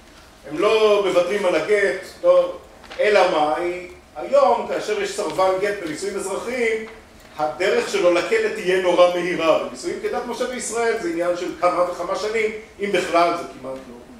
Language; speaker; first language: Hebrew; native; Hebrew